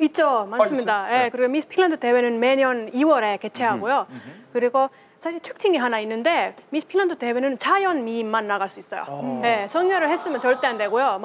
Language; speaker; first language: Korean; non-native, fluent; Finnish